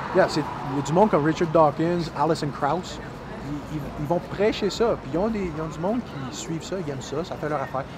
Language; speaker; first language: French; native; French